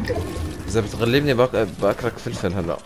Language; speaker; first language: Arabic; native; Arabic